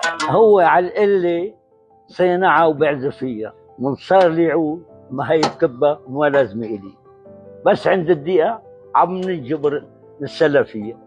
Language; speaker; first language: Arabic; native; Arabic